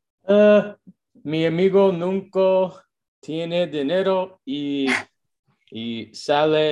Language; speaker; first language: Spanish; non-native, learner; English